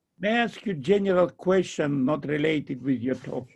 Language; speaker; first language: English; non-native, fluent; Russian